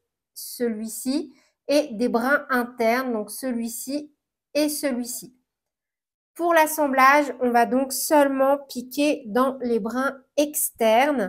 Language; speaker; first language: French; native; French